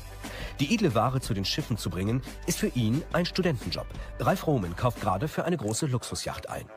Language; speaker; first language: German; native; German